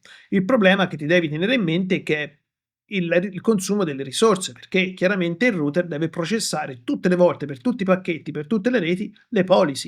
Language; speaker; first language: Italian; native; Italian